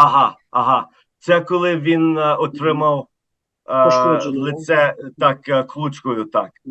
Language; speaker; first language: Ukrainian; early bilingual, heritage; Ukrainian